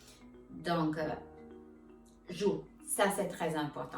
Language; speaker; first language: French; non-native, fluent; Italian